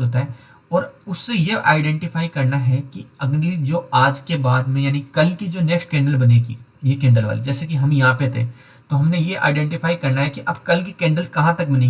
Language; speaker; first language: Hindi; native; Hindi